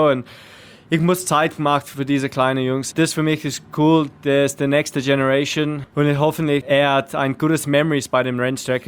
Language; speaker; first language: German; non-native, learner; English